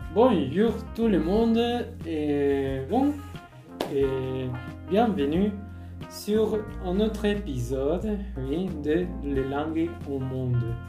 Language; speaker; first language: French; non-native, fluent; Spanish